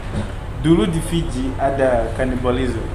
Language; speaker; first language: Indonesian; non-native, fluent; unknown